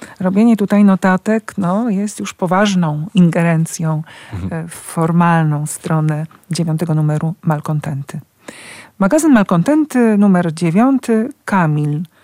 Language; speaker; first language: Polish; native; Polish